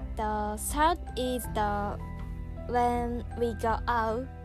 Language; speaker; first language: English; non-native, learner; Japanese